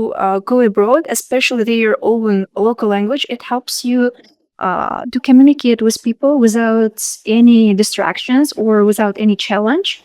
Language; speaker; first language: English; non-native, fluent; Uzbek